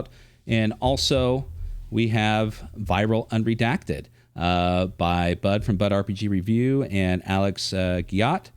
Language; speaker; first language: English; native; English